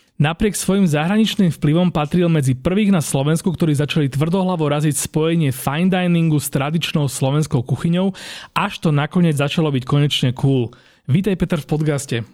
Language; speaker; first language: Slovak; native; Slovak